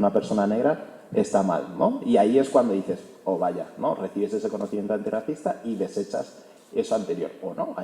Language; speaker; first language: Spanish; early bilingual, other home language; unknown